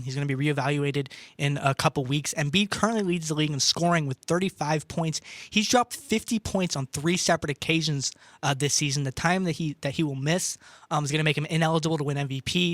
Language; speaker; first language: English; native; English